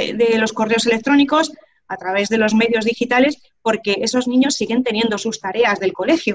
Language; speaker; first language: Spanish; native; Spanish